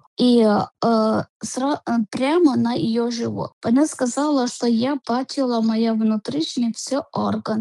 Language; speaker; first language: Ukrainian; non-native, learner; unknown